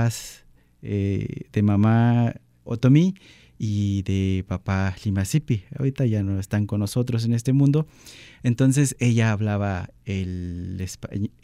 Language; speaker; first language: Spanish; non-native, local second language; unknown